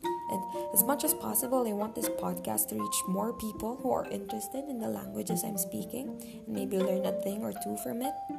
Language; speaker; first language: English; non-native, local second language; Filipino